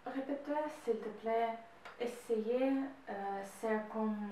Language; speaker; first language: French; non-native, learner; Russian